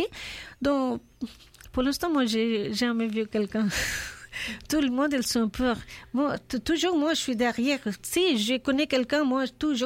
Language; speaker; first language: French; non-native, learner; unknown